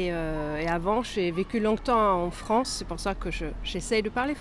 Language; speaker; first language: French; non-native, fluent; Swedish